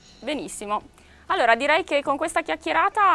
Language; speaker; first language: Italian; native; Italian